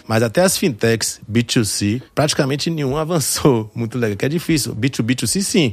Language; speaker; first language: Portuguese; early bilingual, other home language; French